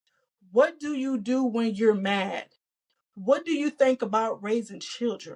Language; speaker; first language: English; native; English